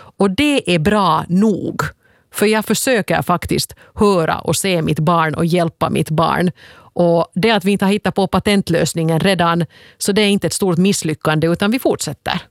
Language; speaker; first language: Swedish; native; Swedish